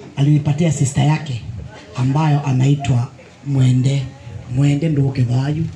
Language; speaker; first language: Swahili; non-native, local second language; Kikuyu